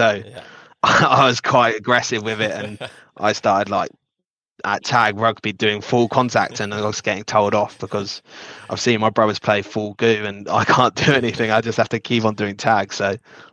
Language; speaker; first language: English; native; English